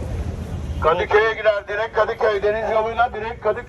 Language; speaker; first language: Turkish; native; Turkish